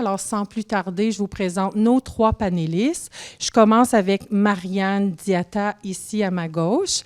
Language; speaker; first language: French; native; French